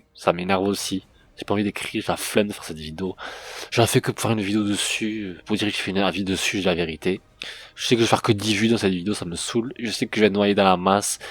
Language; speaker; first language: French; native; French